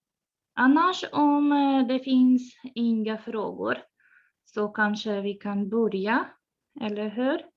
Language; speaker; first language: Swedish; non-native, fluent; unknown